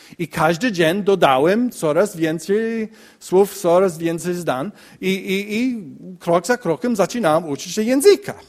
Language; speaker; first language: Polish; non-native, learner; English